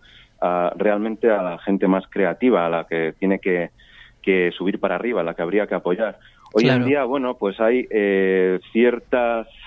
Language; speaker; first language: Spanish; native; Spanish